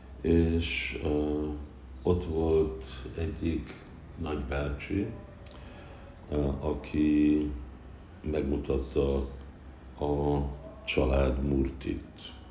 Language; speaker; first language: Hungarian; early bilingual, heritage; Hungarian